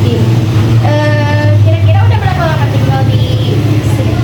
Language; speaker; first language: Indonesian; native; Indonesian